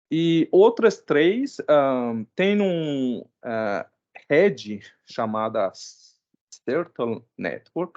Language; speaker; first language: Portuguese; non-native, fluent; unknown